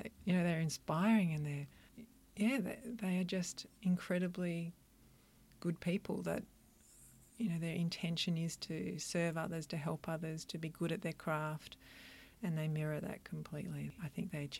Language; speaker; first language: English; native; English